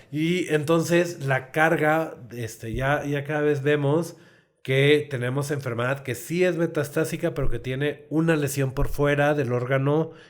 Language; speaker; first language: Spanish; native; Spanish